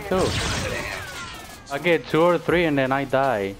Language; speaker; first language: English; native; English